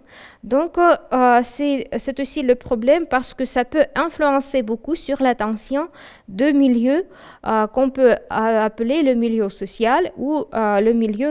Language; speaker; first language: French; non-native, fluent; Russian